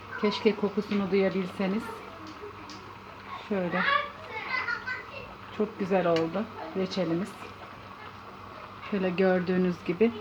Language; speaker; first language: Turkish; native; Turkish